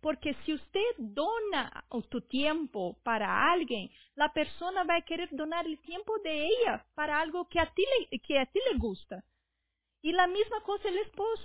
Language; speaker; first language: Spanish; non-native, fluent; Portuguese